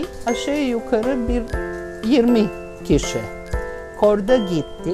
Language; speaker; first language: Turkish; non-native, fluent; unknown